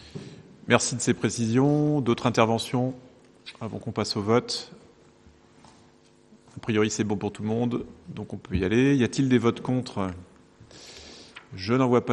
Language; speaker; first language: French; native; French